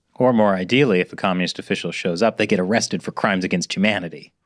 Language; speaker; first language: English; native; English